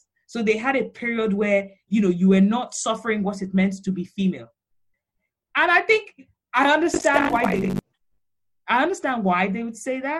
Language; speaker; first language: English; non-native, local second language; Yoruba